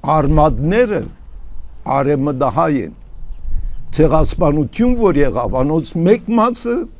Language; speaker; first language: Armenian; early bilingual, heritage; Armenian